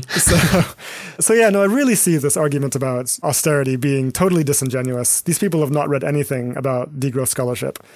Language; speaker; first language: English; native; English